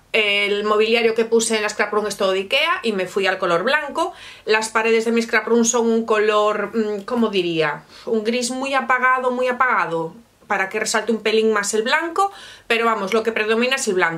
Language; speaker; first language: Spanish; native; Spanish